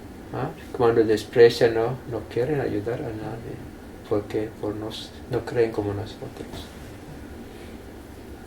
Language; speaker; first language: Spanish; non-native, fluent; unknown